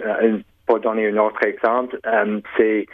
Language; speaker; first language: French; non-native, local second language; English